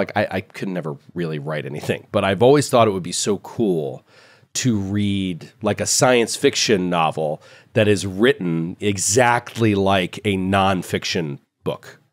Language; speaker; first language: English; native; English